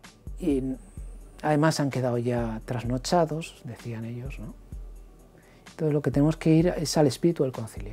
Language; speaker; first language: Spanish; native; Spanish